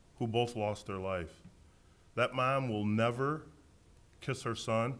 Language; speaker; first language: English; native; English